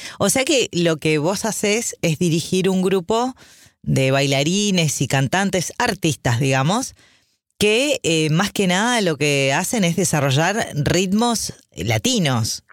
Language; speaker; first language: Spanish; native; Spanish